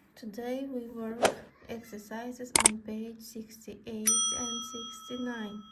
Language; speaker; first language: English; non-native, learner; Kazakh